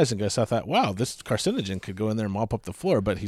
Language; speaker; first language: English; native; English